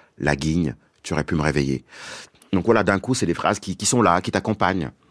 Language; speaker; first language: French; non-native, local second language; Wolof